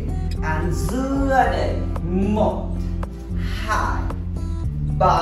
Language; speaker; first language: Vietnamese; non-native, learner; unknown